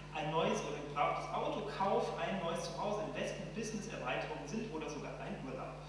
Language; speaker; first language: German; native; German